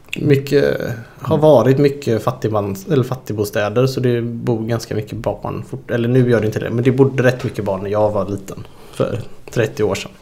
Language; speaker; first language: Swedish; native; Swedish